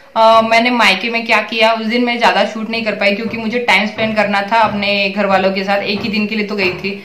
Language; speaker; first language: Hindi; native; Hindi